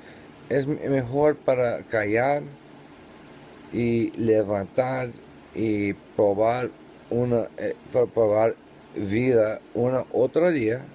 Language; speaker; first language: Spanish; non-native, learner; English